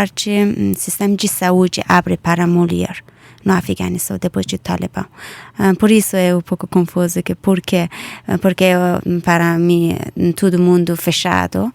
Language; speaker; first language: Portuguese; non-native, learner; Persian